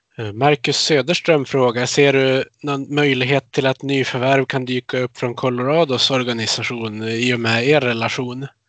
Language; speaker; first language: Swedish; native; Swedish